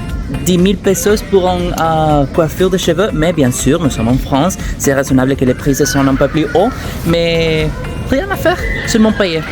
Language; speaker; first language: French; non-native, learner; Spanish